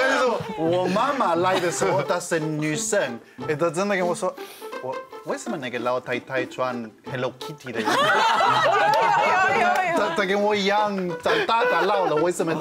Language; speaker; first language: Chinese; non-native, fluent; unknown